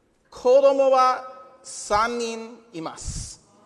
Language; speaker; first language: Japanese; non-native, learner; English